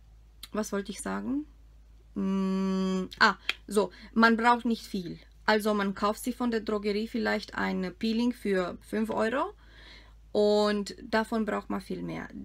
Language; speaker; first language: German; non-native, fluent; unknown